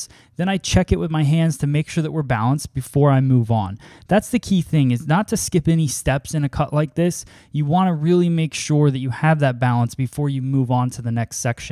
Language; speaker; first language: English; native; English